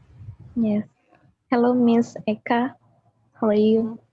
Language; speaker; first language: English; non-native, learner; Indonesian